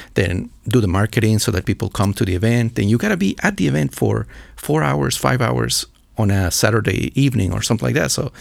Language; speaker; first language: English; non-native, fluent; Spanish